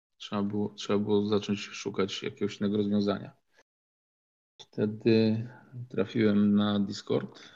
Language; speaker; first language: Polish; native; Polish